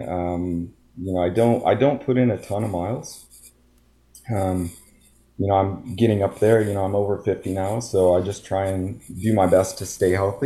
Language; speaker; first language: English; native; English